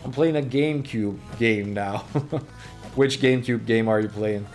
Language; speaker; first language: English; non-native, fluent; Finnish